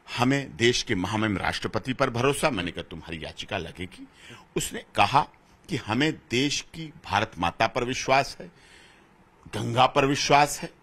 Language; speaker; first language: Hindi; native; Hindi